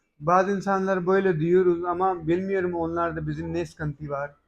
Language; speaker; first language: Turkish; non-native, learner; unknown